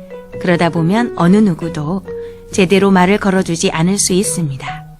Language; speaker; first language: Korean; native; Korean